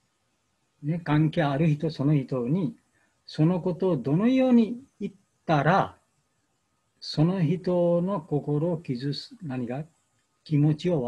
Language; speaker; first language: Japanese; non-native, learner; Bangla